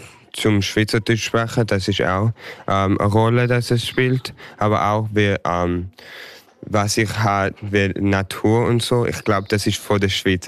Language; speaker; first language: German; early bilingual, heritage; English